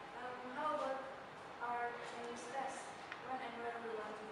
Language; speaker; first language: English; non-native, learner; Indonesian